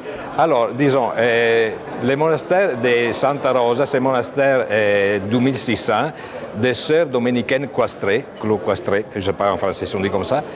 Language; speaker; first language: French; non-native, fluent; Italian